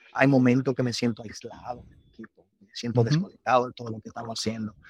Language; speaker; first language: Spanish; native; Spanish